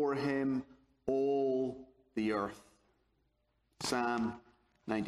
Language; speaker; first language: English; native; English